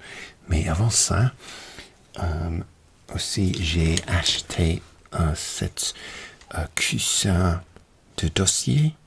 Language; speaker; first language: French; non-native, learner; English